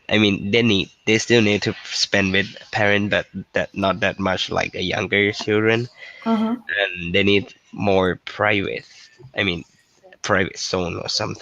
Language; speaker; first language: English; non-native, learner; Thai